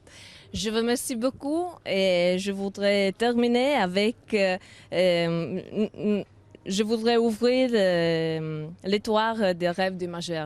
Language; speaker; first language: French; non-native, learner; Italian